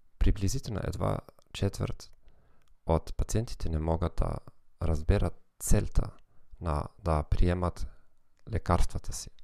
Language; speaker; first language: Bulgarian; non-native, fluent; German